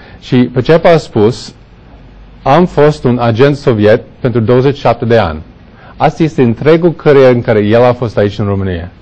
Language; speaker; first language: Romanian; non-native, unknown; English